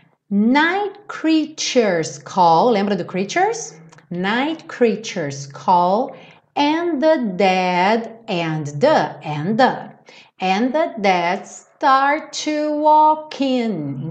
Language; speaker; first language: English; non-native, fluent; Portuguese